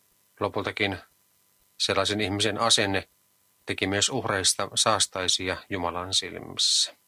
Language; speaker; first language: Finnish; native; Finnish